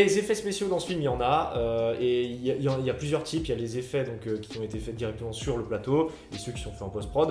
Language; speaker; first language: French; native; French